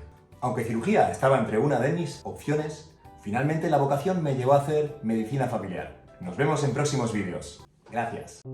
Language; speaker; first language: Spanish; native; Spanish